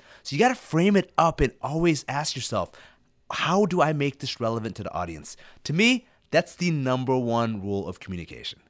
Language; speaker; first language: English; early bilingual, other home language; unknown